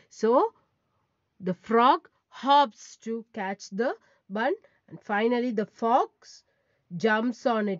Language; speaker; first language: English; non-native, local second language; Tamil